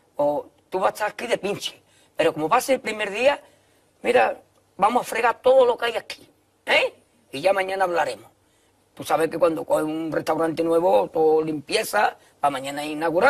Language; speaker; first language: Spanish; native; Spanish